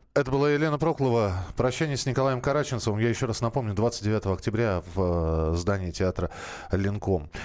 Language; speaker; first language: Russian; native; Russian